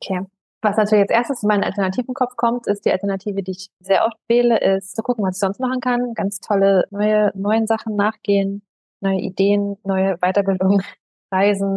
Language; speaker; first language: German; native; German